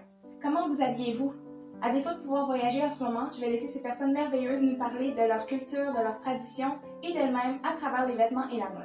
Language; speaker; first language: French; native; French